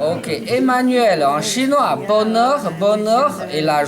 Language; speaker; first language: French; non-native, learner; Chinese